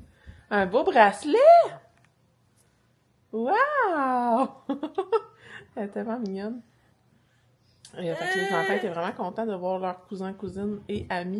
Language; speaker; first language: French; native; French